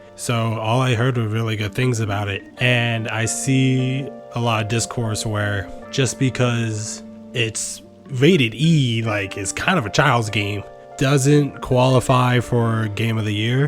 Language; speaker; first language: English; native; English